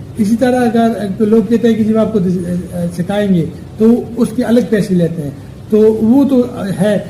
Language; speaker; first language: Urdu; non-native, local second language; Pashto